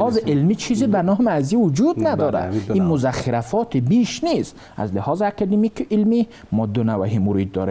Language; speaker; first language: Persian; native; Persian